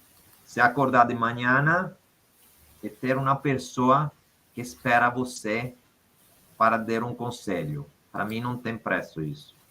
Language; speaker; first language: Portuguese; non-native, fluent; Italian